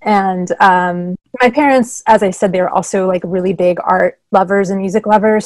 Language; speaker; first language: English; native; English